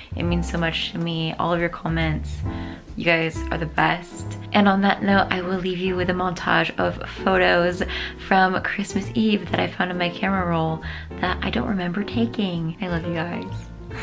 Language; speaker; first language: English; native; English